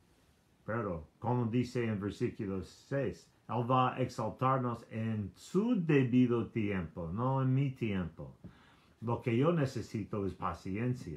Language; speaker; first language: Spanish; non-native, learner; English